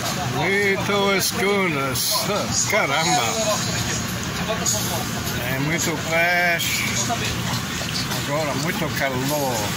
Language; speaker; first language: Portuguese; non-native, learner; English